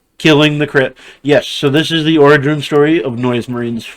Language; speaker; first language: English; native; English